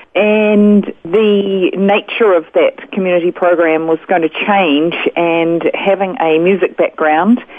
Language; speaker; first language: English; native; English